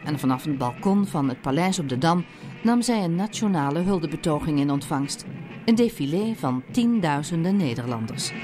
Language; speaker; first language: Dutch; native; Dutch